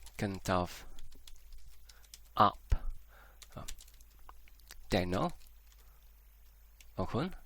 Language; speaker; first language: Welsh; non-native, learner; English